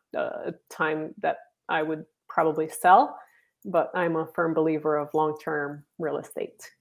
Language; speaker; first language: English; non-native, fluent; Portuguese